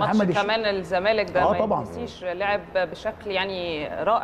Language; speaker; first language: Arabic; native; Arabic